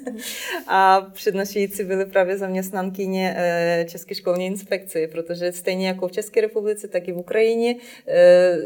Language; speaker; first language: Czech; non-native, fluent; Russian